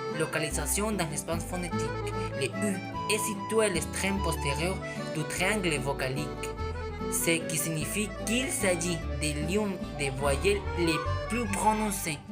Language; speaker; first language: French; non-native, learner; Spanish